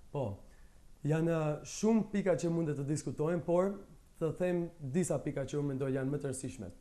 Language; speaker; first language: Albanian; early bilingual, heritage; Albanian